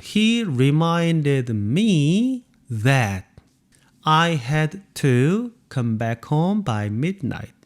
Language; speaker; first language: English; non-native, fluent; Korean